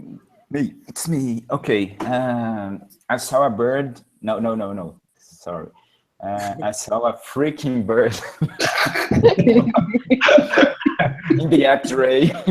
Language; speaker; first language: English; non-native, learner; Portuguese